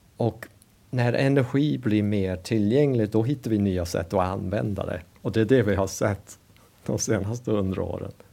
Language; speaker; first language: Swedish; non-native, fluent; English